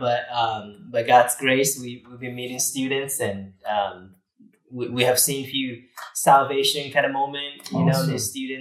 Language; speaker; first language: English; non-native, fluent; Japanese